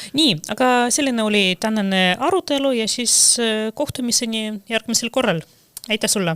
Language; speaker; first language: Estonian; non-native, local second language; Russian